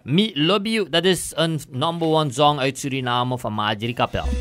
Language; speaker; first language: Dutch; native; Dutch